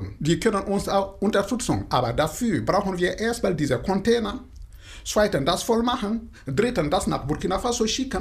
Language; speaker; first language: German; non-native, fluent; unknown